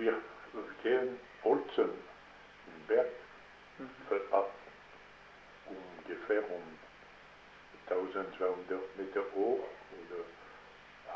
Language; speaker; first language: German; non-native, learner; French